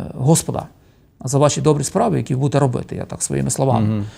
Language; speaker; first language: Ukrainian; native; Ukrainian